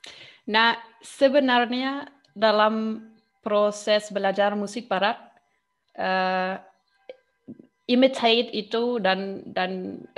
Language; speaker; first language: Indonesian; non-native, fluent; German